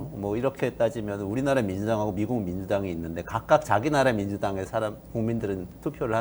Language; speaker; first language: Korean; native; Korean